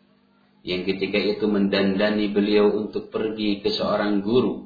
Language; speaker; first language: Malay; non-native, local second language; Sundanese